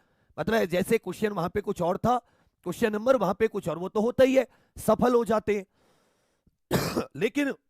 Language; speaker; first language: Hindi; native; Hindi